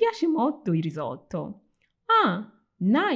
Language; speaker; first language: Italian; non-native, fluent; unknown